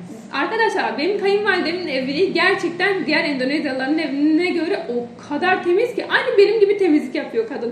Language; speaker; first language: Turkish; non-native, fluent; Indonesian